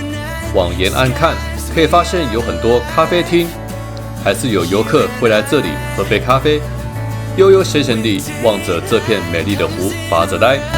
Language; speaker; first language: Chinese; native; Chinese